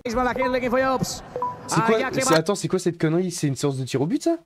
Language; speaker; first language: French; native; French